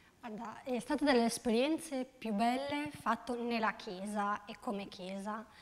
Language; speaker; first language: Italian; non-native, fluent; Albanian